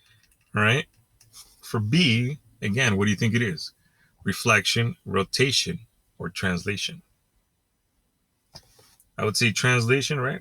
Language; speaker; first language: English; native; English